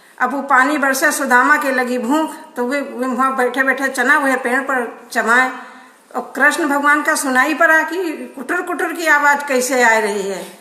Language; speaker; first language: Hindi; native; Hindi